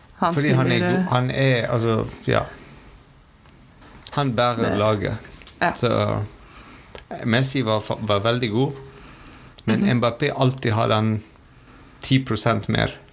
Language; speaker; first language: Norwegian; non-native, fluent; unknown